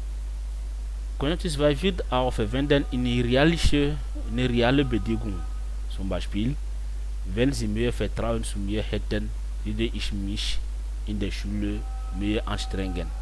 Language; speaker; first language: German; non-native, fluent; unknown